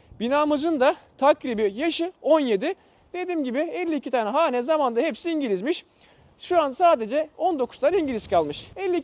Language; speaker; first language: Turkish; native; Turkish